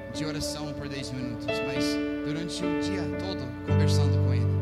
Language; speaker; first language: Portuguese; non-native, fluent; English